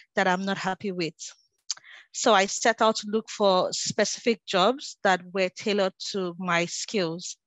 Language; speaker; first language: English; non-native, local second language; Yoruba